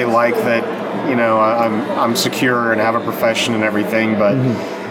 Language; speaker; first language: English; native; English